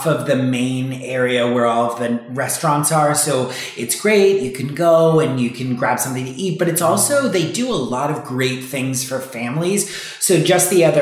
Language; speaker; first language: English; native; English